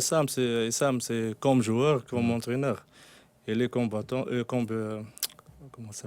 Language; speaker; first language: French; non-native, local second language; Arabic